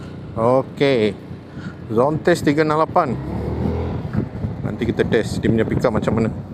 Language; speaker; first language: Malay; non-native, local second language; Tamil